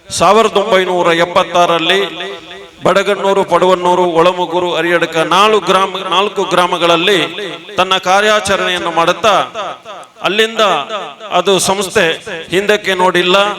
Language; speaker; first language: Kannada; native; Kannada